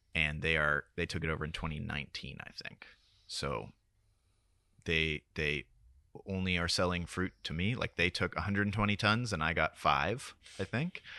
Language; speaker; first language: English; native; English